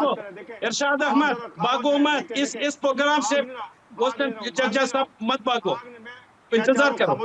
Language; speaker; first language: Hindi; non-native, learner; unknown